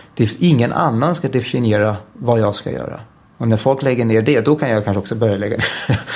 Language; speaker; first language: Swedish; early bilingual, heritage; Danish